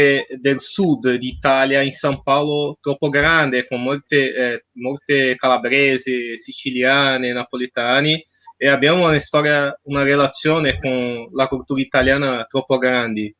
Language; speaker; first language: Italian; non-native, fluent; Portuguese